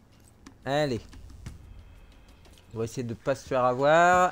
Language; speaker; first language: French; native; French